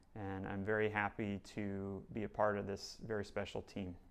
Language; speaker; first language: English; native; English